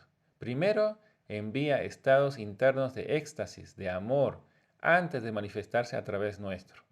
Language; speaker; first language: Spanish; native; Spanish